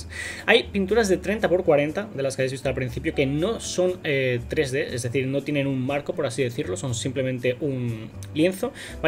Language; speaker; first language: Spanish; native; Spanish